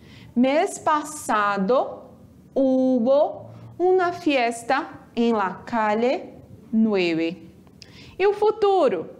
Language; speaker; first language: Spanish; non-native, fluent; Portuguese